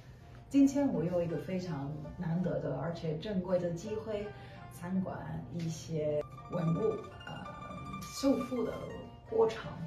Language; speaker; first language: Chinese; non-native, fluent; English